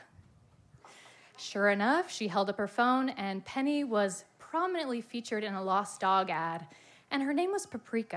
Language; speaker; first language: English; native; English